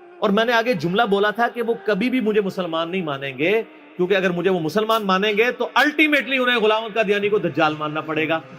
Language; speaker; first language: Urdu; non-native, local second language; Punjabi